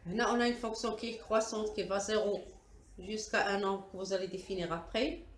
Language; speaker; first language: French; non-native, local second language; Arabic